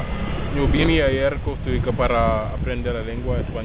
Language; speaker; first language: Spanish; non-native, learner; English